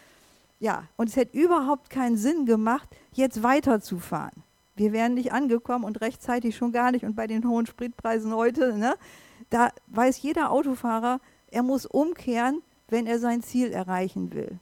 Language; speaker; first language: German; native; German